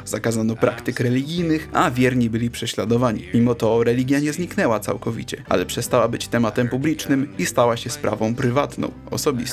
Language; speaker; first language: Polish; native; Polish